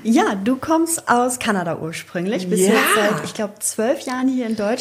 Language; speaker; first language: German; native; German